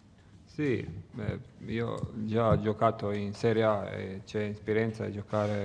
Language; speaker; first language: Italian; non-native, learner; Croatian